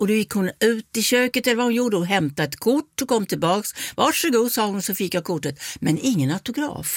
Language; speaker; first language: Swedish; native; Swedish